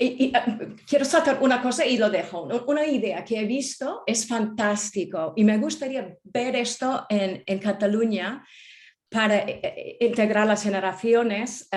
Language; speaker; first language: Spanish; non-native, fluent; English